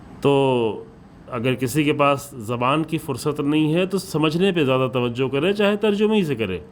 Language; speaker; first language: Urdu; native; Urdu